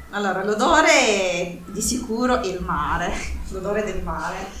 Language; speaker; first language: Italian; non-native, fluent; Arabic